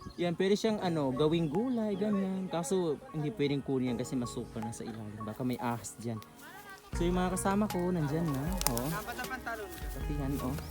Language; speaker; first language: Filipino; non-native, local second language; Maguindanaon